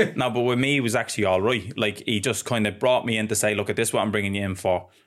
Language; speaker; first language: English; native; English